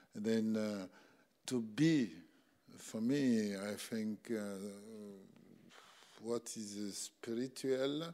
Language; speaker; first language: English; non-native, learner; French